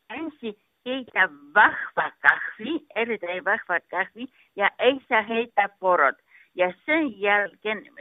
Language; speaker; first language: Finnish; non-native, learner; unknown